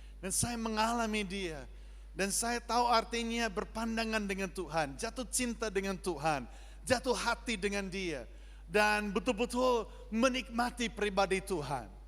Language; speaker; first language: Indonesian; non-native, fluent; English